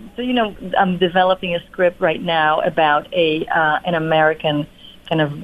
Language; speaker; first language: English; non-native, fluent; Polish